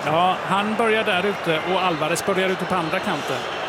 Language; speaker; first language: Swedish; native; Swedish